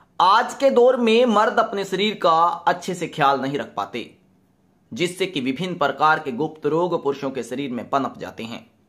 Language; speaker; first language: Hindi; native; Hindi